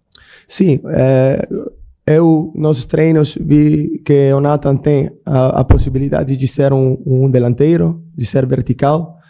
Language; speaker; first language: Portuguese; non-native, learner; Italian